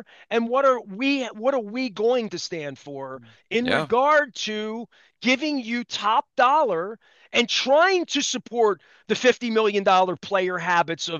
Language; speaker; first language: English; native; English